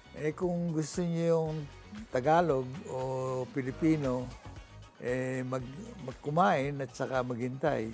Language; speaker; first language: Filipino; native; Filipino